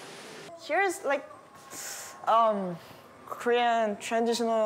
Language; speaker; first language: English; non-native, learner; Korean